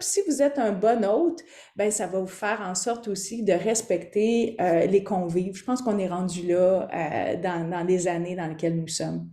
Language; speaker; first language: French; native; French